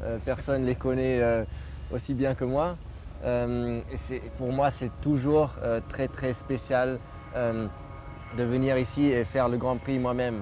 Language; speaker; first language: French; non-native, local second language; German